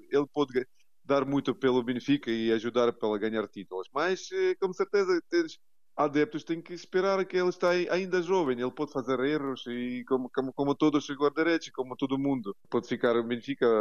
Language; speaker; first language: Portuguese; non-native, learner; Ukrainian